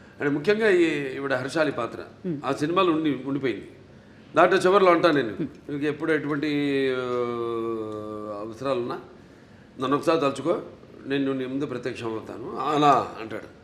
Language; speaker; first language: Telugu; native; Telugu